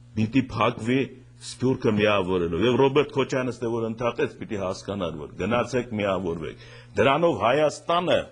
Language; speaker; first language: Armenian; native; Armenian